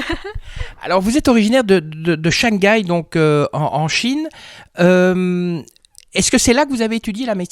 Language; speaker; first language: French; native; French